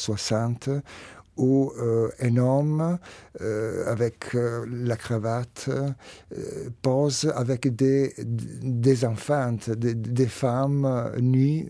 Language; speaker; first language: French; non-native, fluent; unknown